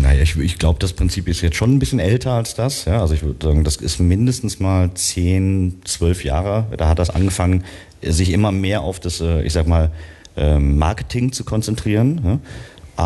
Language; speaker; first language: German; native; German